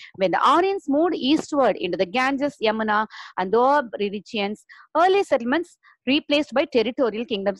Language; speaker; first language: English; non-native, local second language; Tamil